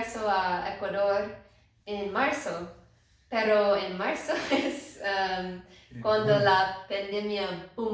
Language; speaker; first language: Spanish; non-native, learner; English